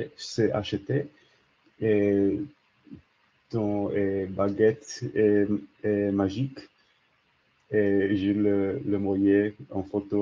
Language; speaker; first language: French; non-native, learner; English